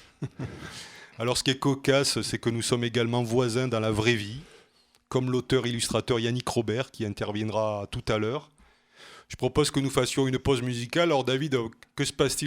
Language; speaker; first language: French; native; French